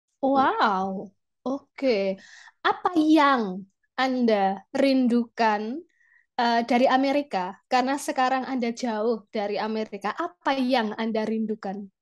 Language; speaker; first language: Indonesian; native; Indonesian